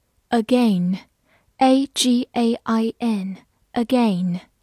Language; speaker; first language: English; non-native, fluent; Chinese